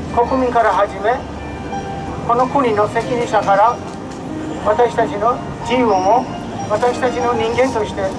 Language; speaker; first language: Japanese; non-native, fluent; Persian